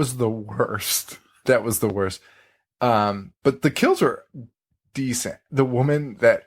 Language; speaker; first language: English; native; English